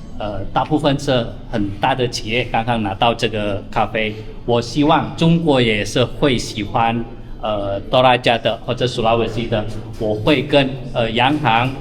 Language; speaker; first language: Chinese; non-native, learner; Indonesian